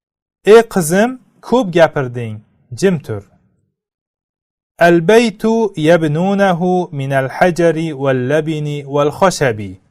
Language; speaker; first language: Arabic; non-native, fluent; Uzbek